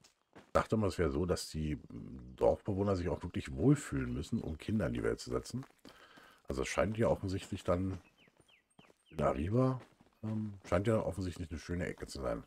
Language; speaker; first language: German; native; German